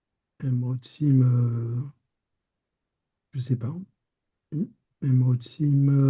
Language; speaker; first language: Hebrew; non-native, learner; French